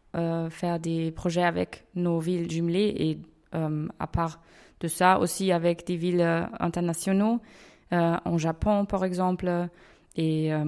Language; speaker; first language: French; non-native, fluent; German